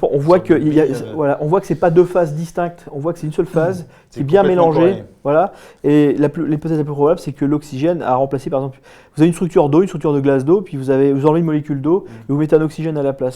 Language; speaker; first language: French; native; French